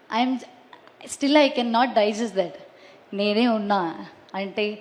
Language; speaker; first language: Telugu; non-native, learner; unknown